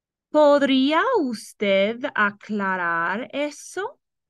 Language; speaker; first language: Spanish; non-native, fluent; English